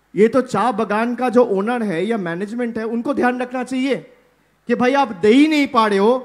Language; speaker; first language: Hindi; non-native, local second language; Bangla